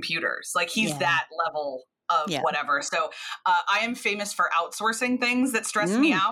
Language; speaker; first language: English; native; English